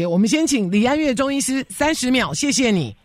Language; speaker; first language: Chinese; native; Chinese